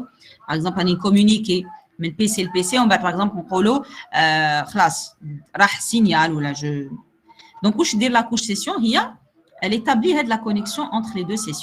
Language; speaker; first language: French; non-native, local second language; Arabic